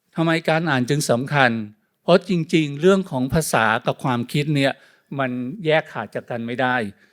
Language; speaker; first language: Thai; native; Thai